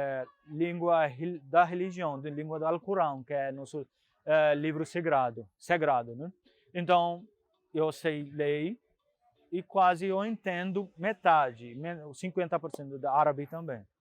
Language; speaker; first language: Portuguese; non-native, fluent; Punjabi